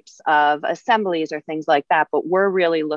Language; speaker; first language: English; native; English